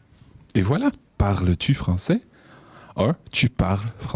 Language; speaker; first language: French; non-native, fluent; English